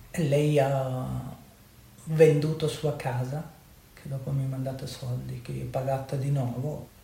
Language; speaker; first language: Italian; non-native, learner; Urdu